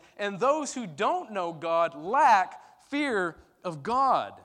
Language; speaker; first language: English; early bilingual, other home language; Turkish